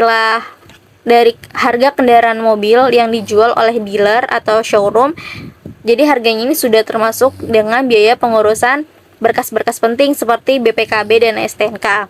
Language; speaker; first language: Indonesian; native; Indonesian